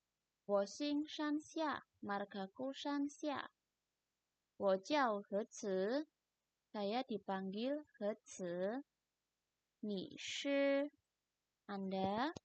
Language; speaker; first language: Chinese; non-native, fluent; Indonesian